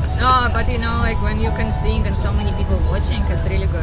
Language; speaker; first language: English; non-native, learner; Russian